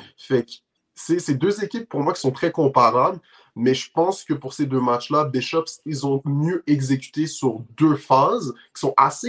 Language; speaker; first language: French; native; French